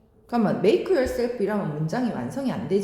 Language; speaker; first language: Korean; native; Korean